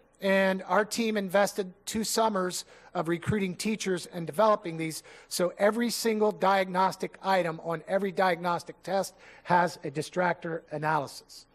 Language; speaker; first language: English; native; English